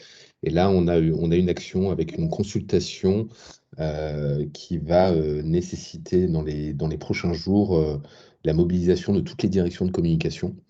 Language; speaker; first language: French; native; French